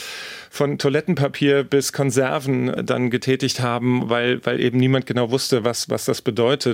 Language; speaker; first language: German; native; German